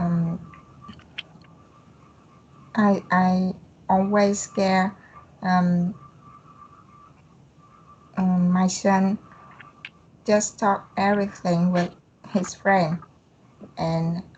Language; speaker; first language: English; non-native, learner; Vietnamese